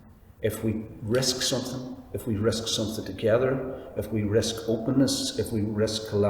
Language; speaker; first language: English; native; English